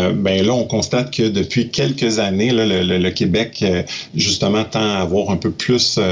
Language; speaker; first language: French; native; French